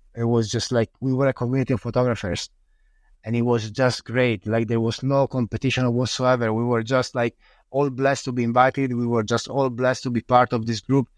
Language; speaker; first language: English; non-native, fluent; Italian